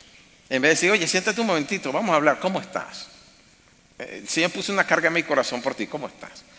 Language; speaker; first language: Spanish; native; Spanish